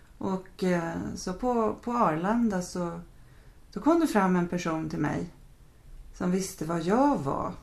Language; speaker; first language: Swedish; native; Swedish